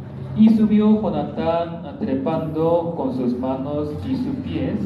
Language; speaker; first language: Spanish; non-native, learner; Korean